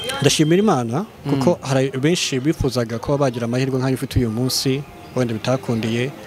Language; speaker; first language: Kinyarwanda; early bilingual, heritage; Kinyarwanda